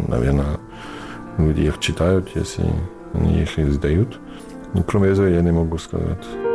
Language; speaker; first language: Russian; non-native, fluent; English